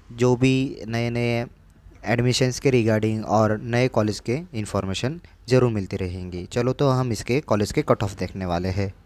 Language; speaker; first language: Hindi; non-native, local second language; Marathi